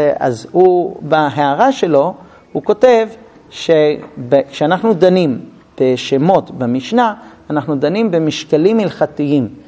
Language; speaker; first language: Hebrew; non-native, fluent; English